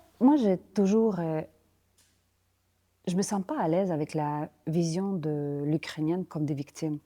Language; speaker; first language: French; non-native, fluent; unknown